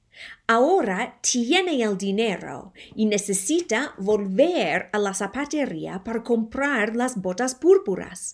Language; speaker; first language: Spanish; non-native, fluent; English